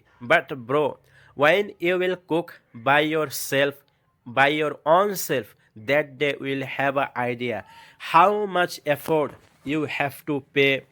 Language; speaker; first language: English; non-native, learner; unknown